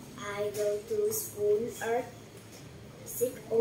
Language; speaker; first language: English; non-native, learner; Vietnamese